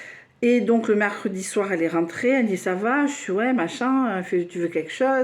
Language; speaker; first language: French; native; French